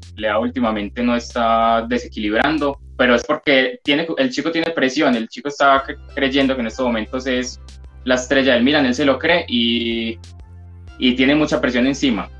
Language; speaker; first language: Spanish; native; Spanish